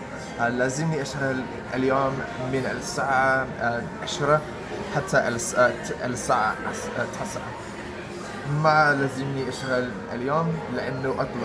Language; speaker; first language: Arabic; non-native, learner; English